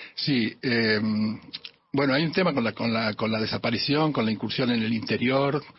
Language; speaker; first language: Spanish; native; Spanish